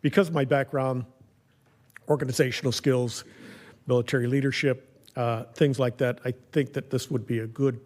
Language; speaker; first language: English; native; English